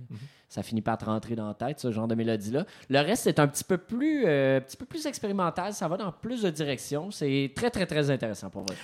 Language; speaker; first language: French; native; French